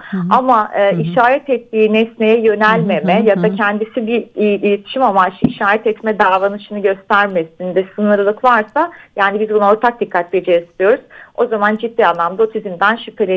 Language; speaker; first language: Turkish; native; Turkish